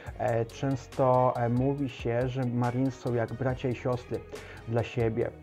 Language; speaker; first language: Polish; native; Polish